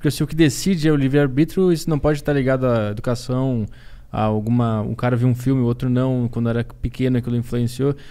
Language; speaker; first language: Portuguese; native; Portuguese